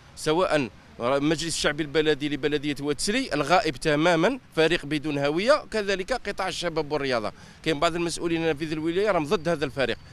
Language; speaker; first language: Arabic; native; Arabic